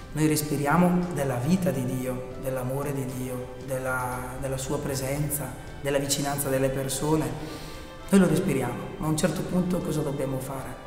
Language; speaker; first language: Italian; native; Italian